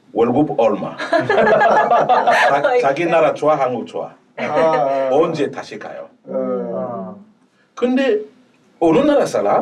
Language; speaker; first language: Korean; non-native, learner; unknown